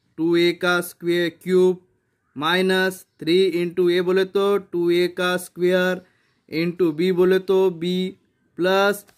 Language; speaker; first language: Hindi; non-native, local second language; Marathi